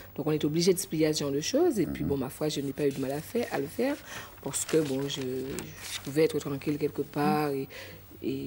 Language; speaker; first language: French; native; French